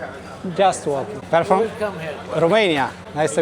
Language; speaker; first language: English; non-native, learner; Romanian